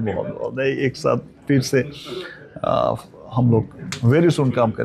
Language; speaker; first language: Hindi; non-native, learner; Bangla